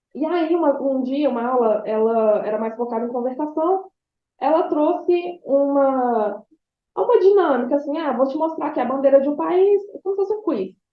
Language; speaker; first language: Portuguese; native; Portuguese